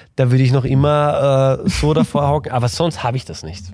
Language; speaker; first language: German; native; German